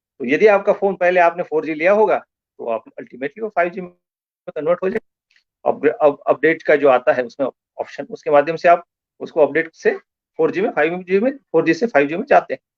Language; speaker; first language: Hindi; non-native, local second language; Marathi